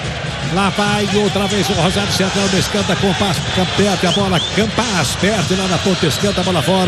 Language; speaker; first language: Portuguese; native; Portuguese